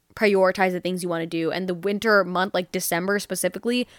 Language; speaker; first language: English; early bilingual, other home language; Hindi